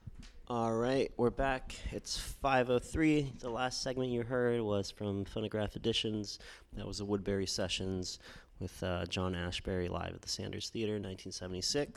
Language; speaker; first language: English; native; English